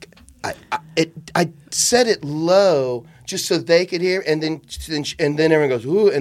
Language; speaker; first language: English; native; English